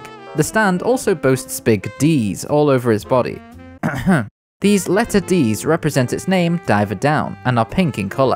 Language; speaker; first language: English; native; English